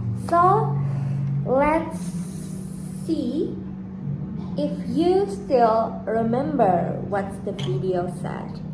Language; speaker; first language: English; non-native, fluent; Indonesian